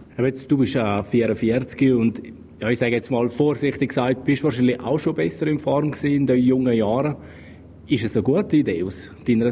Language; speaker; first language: German; native; German